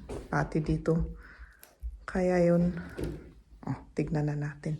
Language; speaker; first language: Filipino; native; Filipino